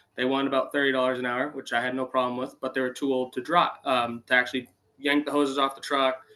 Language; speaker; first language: English; native; English